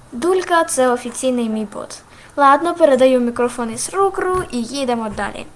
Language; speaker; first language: Ukrainian; native; Ukrainian